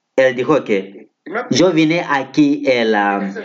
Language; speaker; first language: Spanish; non-native, fluent; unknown